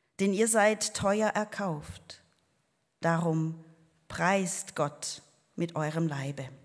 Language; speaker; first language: German; non-native, fluent; Portuguese